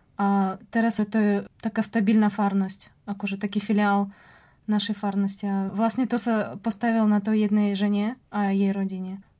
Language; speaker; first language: Slovak; non-native, fluent; Russian